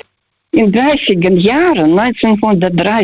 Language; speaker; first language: German; non-native, fluent; Russian